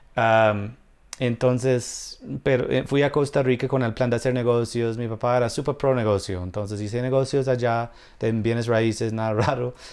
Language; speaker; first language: Spanish; non-native, fluent; English